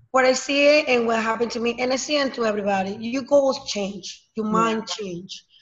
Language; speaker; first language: English; non-native, learner; Spanish